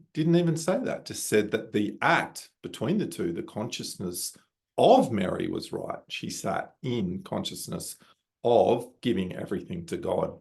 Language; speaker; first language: English; native; English